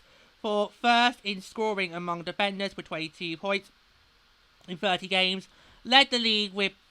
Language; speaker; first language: English; native; English